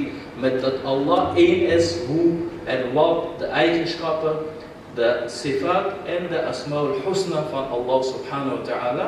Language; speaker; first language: Dutch; non-native, fluent; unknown